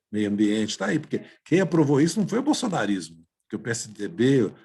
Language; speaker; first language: Portuguese; native; Portuguese